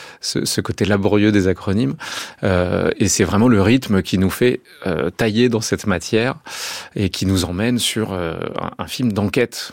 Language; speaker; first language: French; native; French